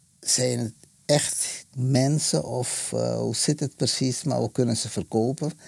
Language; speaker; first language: Dutch; native; Dutch